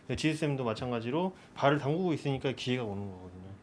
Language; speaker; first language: Korean; native; Korean